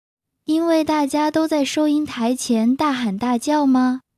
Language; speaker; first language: Chinese; native; Chinese